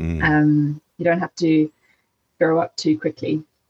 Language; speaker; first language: English; native; English